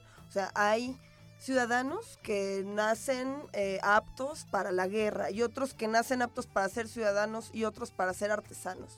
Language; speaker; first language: Spanish; native; Spanish